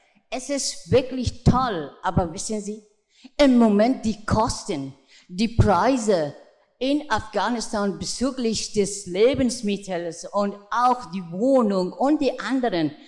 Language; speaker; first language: German; non-native, fluent; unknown